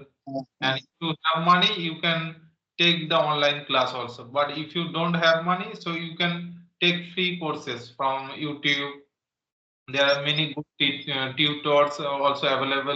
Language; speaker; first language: English; non-native, local second language; Santali